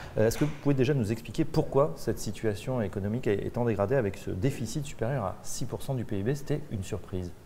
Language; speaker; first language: French; native; French